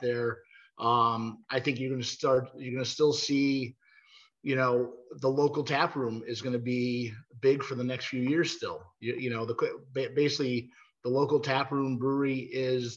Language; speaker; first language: English; native; English